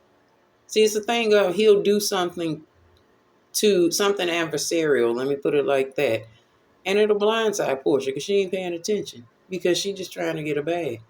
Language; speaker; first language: English; native; English